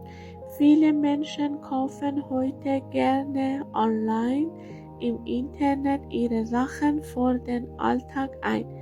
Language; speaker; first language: German; non-native, learner; Persian